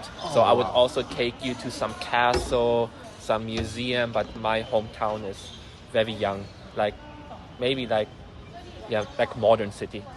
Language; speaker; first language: English; non-native, fluent; German